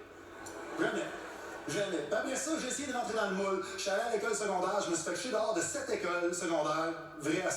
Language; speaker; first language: French; native; French